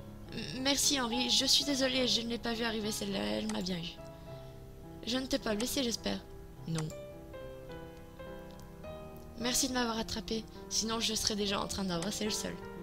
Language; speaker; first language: French; native; French